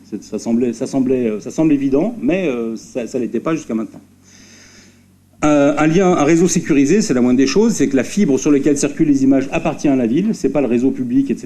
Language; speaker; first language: French; native; French